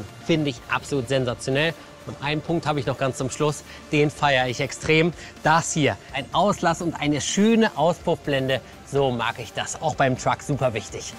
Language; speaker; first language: German; native; German